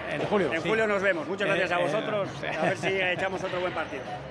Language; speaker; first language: Spanish; native; Spanish